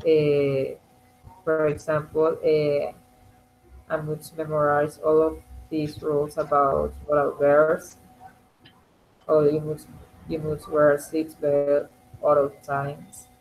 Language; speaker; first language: English; non-native, learner; Spanish